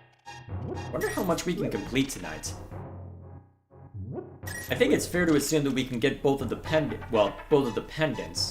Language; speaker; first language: English; native; English